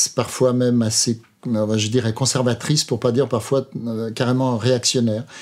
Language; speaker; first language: French; native; French